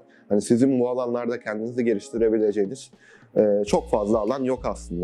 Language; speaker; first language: Turkish; native; Turkish